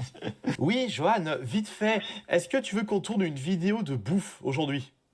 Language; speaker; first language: French; native; French